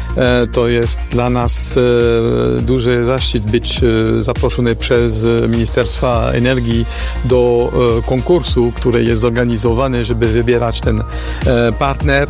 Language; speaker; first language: Polish; non-native, fluent; French